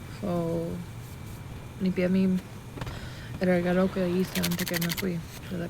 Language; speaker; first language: Spanish; early bilingual, heritage; Spanish